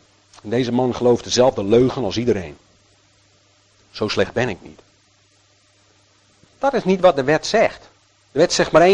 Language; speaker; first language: Dutch; native; Dutch